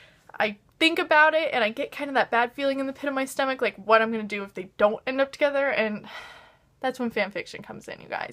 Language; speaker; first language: English; native; English